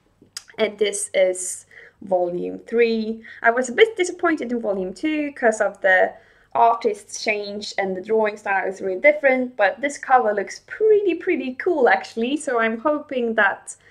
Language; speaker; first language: English; non-native, fluent; Swedish